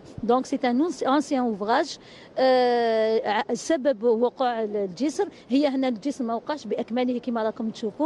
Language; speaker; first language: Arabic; native; Arabic